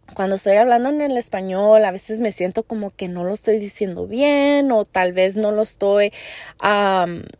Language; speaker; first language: Spanish; early bilingual, heritage; Spanish